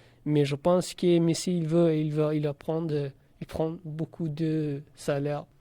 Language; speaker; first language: French; non-native, learner; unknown